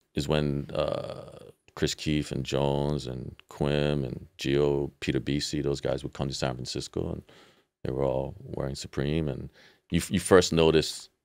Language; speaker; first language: English; native; English